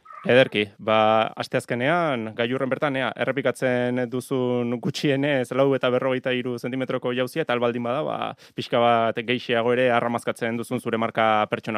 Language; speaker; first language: Basque; native; Basque